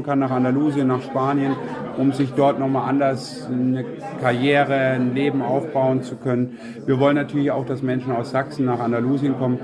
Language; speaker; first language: German; native; German